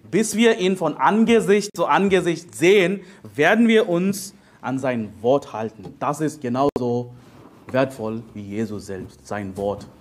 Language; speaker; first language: German; non-native, fluent; Telugu